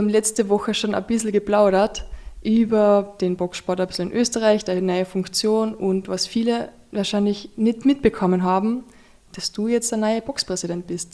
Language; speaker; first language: German; native; German